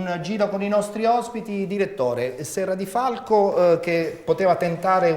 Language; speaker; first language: Italian; native; Italian